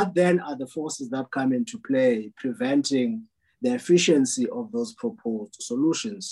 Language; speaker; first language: English; non-native, local second language; Xhosa